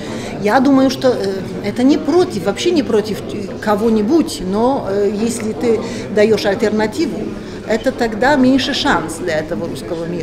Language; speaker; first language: Russian; non-native, fluent; Polish